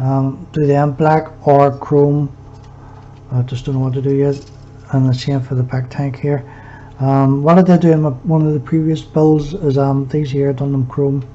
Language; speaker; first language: English; native; English